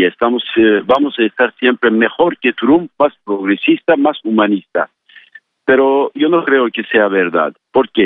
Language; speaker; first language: Spanish; non-native, fluent; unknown